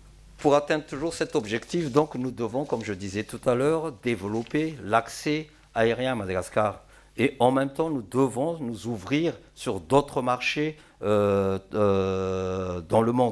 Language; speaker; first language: French; non-native, local second language; Malagasy